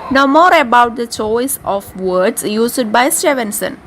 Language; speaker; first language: English; non-native, local second language; Malayalam